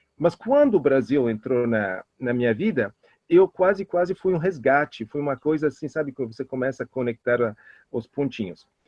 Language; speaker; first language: Portuguese; non-native, fluent; Italian